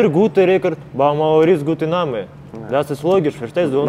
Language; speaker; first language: German; non-native, learner; Russian